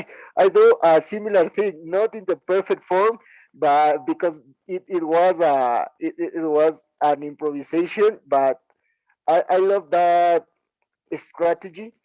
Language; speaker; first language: English; non-native, learner; Spanish